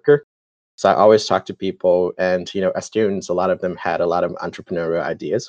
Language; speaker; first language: English; non-native, local second language; Cantonese